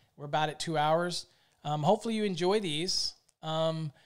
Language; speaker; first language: English; native; English